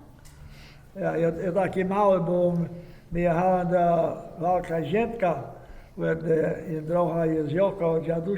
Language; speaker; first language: Polish; early bilingual, heritage; Polish